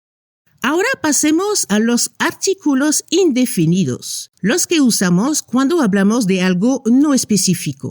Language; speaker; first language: Spanish; non-native, fluent; French